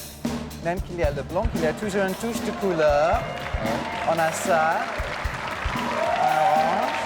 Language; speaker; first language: French; non-native, fluent; English